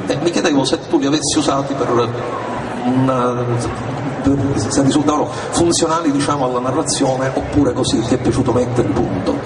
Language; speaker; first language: Italian; native; Italian